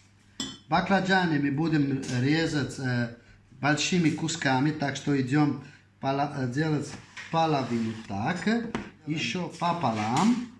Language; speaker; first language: Russian; non-native, fluent; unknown